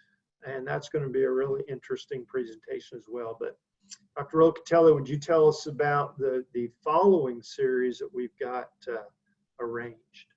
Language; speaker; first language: English; native; English